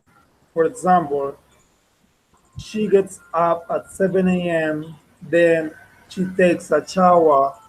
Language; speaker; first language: English; non-native, fluent; Spanish